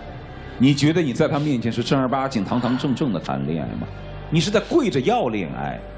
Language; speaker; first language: Chinese; native; Chinese